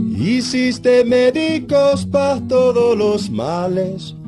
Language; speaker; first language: Spanish; non-native, learner; Icelandic